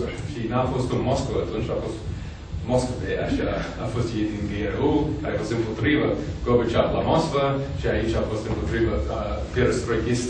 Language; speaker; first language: Romanian; non-native, fluent; English